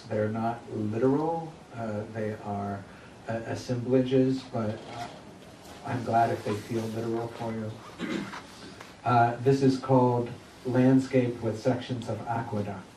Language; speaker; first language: English; native; English